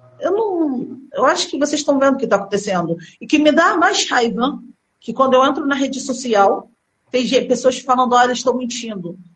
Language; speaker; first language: Portuguese; early bilingual, other home language; Arabic